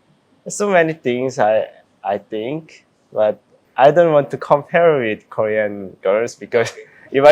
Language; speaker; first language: English; non-native, learner; Korean